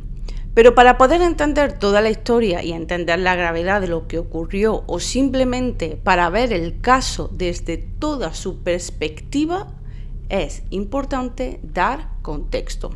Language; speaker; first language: Spanish; native; Spanish